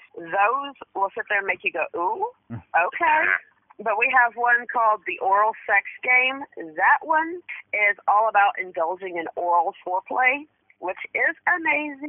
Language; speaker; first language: English; native; English